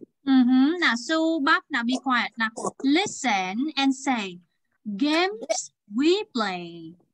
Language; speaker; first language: English; non-native, fluent; Vietnamese